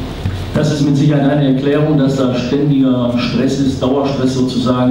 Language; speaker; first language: German; native; German